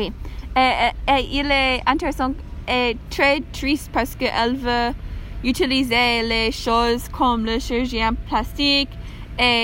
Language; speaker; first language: French; non-native, learner; English